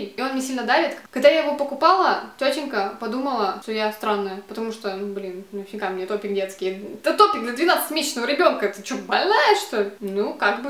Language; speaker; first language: Russian; native; Russian